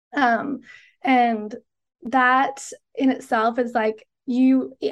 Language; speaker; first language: English; native; English